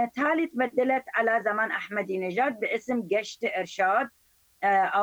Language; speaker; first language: Arabic; non-native, fluent; Persian